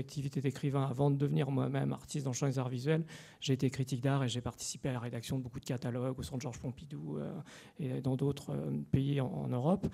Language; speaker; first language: French; native; French